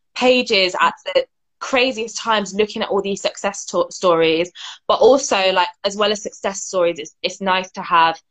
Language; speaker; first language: English; native; English